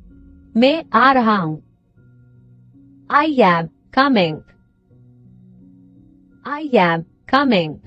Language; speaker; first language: English; non-native, fluent; Urdu